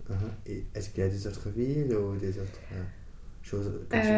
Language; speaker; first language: French; non-native, fluent; English